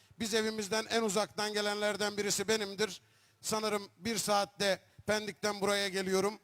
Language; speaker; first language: Turkish; native; Turkish